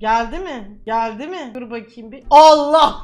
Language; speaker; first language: Turkish; native; Turkish